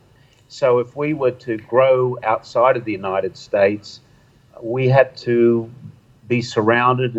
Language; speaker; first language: English; native; English